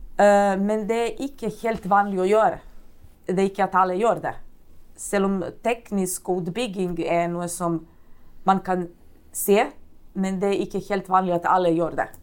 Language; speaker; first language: Norwegian; non-native, fluent; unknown